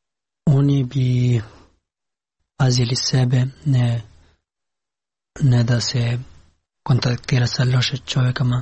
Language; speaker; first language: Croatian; non-native, learner; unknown